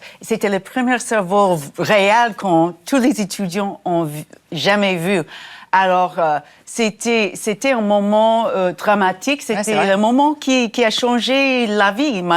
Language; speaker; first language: French; non-native, fluent; English